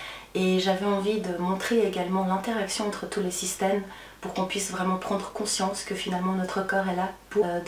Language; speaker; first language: French; native; French